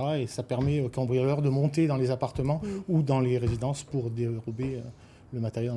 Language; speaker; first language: French; native; French